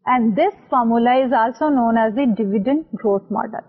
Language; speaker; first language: English; non-native, local second language; Urdu